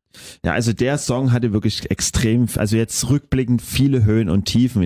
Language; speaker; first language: German; native; German